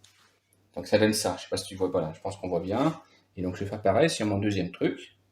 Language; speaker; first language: French; native; French